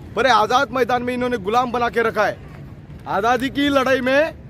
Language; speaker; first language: Hindi; non-native, local second language; Marathi